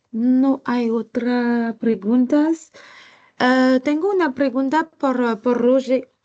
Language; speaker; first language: Spanish; non-native, learner; French